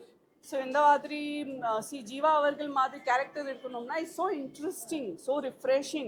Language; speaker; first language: Tamil; non-native, fluent; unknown